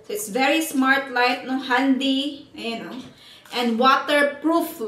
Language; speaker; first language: English; non-native, learner; Filipino